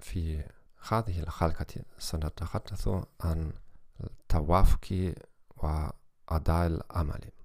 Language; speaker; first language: Arabic; non-native, learner; German